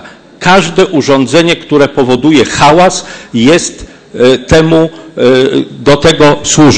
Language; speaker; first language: Polish; native; Polish